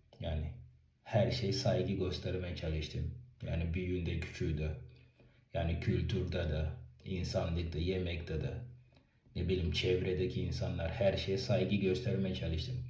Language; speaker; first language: Turkish; non-native, fluent; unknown